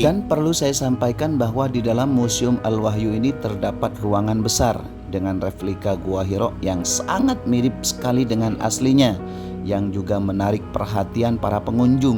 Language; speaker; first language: Indonesian; native; Indonesian